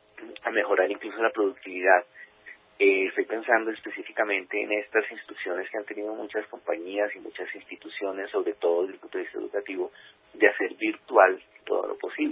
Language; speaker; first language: Spanish; native; Spanish